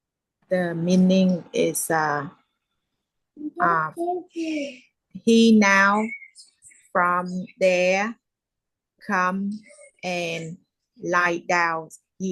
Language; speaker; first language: English; non-native, learner; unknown